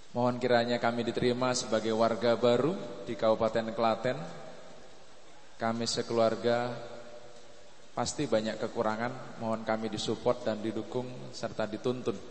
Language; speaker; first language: Indonesian; native; Indonesian